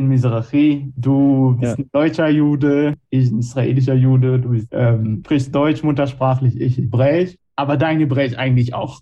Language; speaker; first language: German; non-native, fluent; Hebrew